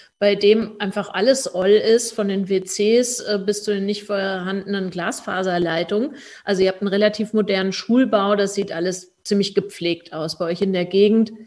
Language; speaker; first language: German; native; German